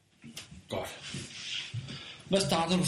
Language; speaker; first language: Danish; native; Danish